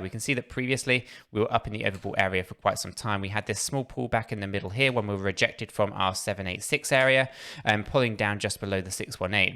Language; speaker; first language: English; native; English